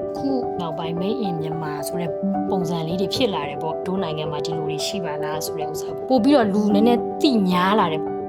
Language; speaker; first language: Burmese; non-native, local second language; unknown